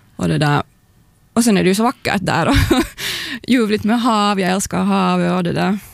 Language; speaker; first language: Swedish; native; Swedish